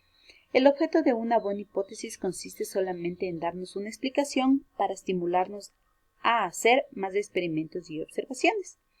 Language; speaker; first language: Spanish; native; Spanish